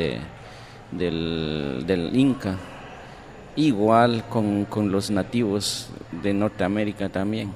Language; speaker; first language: Spanish; non-native, local second language; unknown